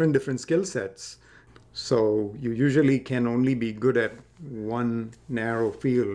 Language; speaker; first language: English; non-native, local second language; Tamil